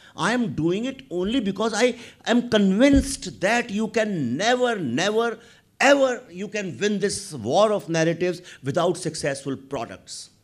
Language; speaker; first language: English; non-native, local second language; Hindi